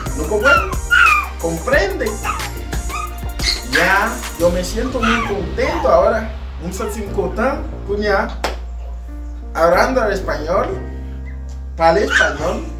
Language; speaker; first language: Spanish; non-native, learner; Haitian Creole